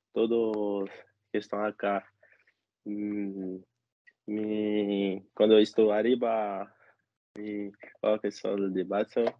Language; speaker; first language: Spanish; non-native, learner; Portuguese